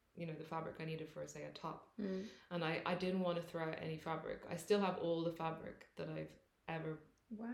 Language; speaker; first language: English; native; English